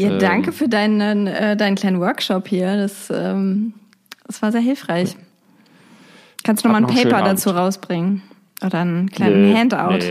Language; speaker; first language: German; native; German